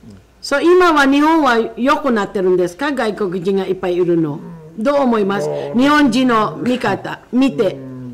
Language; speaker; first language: Japanese; non-native, fluent; Filipino